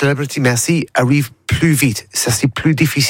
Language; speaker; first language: French; non-native, learner; English